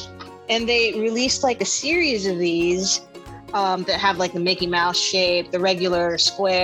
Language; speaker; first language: English; non-native, local second language; Filipino